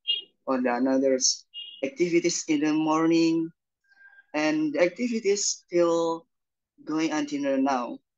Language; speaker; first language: English; non-native, learner; Indonesian